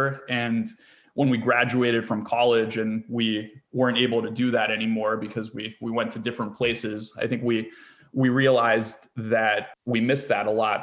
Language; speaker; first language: English; native; English